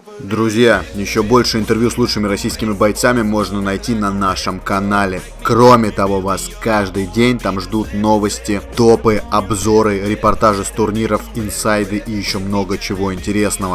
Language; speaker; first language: Russian; native; Russian